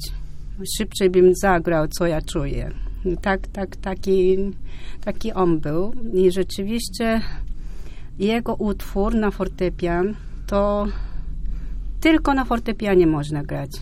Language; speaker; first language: Polish; non-native, fluent; Japanese